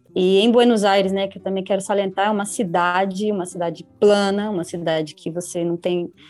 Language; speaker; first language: Portuguese; native; Portuguese